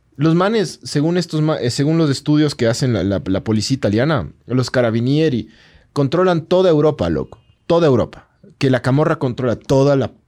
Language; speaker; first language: Spanish; native; Spanish